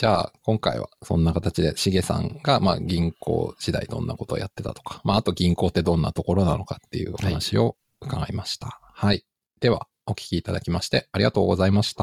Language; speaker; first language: Japanese; native; Japanese